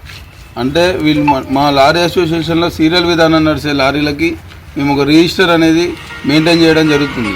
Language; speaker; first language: Telugu; native; Telugu